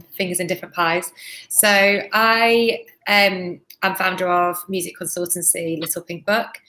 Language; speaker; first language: English; native; English